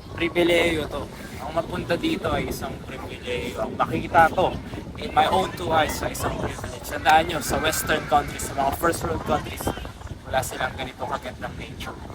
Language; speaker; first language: Filipino; non-native, local second language; Hiligaynon